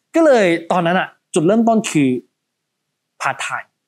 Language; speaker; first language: Thai; early bilingual, heritage; Cantonese